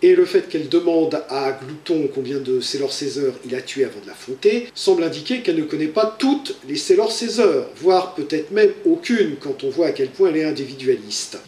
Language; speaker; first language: French; native; French